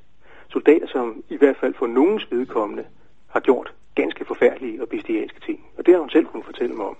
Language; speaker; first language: Danish; native; Danish